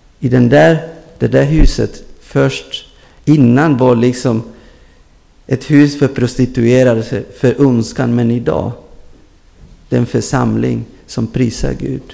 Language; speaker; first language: Swedish; non-native, fluent; Spanish